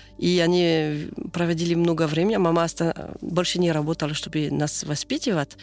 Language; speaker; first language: Russian; non-native, learner; French